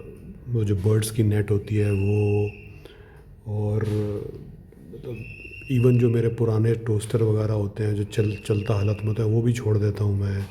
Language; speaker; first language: Hindi; native; Hindi